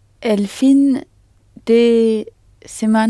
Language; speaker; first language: Spanish; non-native, learner; French